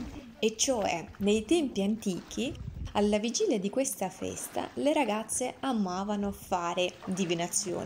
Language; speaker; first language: Italian; non-native, fluent; Russian